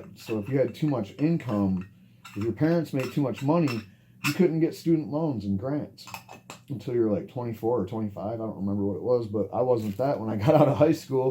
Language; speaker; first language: English; native; English